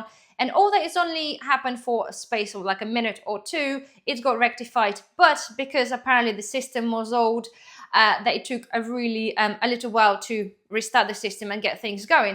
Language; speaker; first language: English; non-native, fluent; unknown